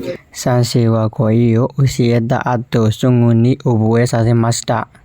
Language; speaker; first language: Japanese; non-native, learner; Burmese